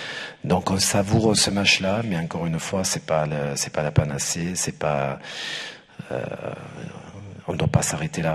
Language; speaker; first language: French; native; French